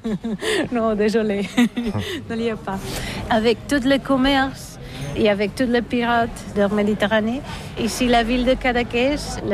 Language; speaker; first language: French; non-native, learner; Catalan